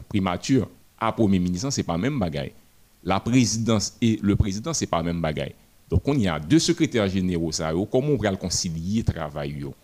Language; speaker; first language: French; non-native, local second language; Haitian Creole